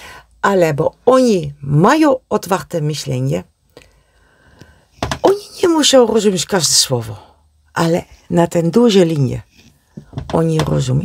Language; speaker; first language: Polish; non-native, learner; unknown